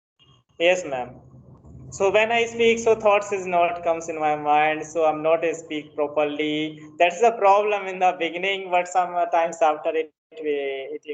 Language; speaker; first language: English; non-native, learner; Hindi